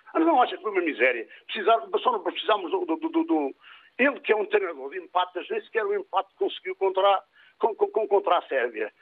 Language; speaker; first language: Portuguese; native; Portuguese